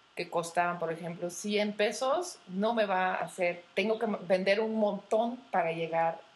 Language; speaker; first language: Spanish; non-native, fluent; Dutch